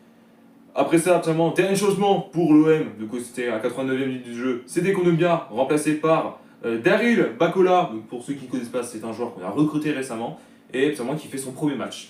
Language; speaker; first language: French; native; French